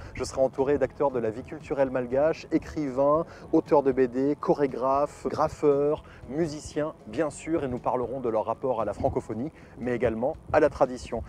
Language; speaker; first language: French; native; French